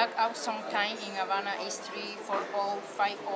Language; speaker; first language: English; non-native, learner; Spanish